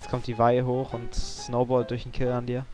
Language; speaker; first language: German; native; German